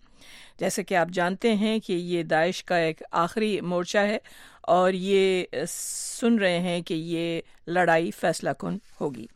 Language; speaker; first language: Urdu; native; Urdu